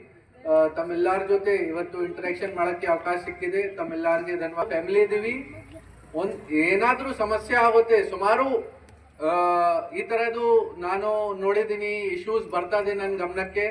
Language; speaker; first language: Kannada; non-native, fluent; Hindi